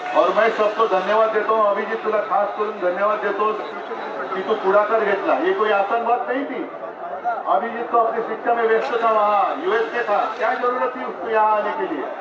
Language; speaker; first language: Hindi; non-native, local second language; Marathi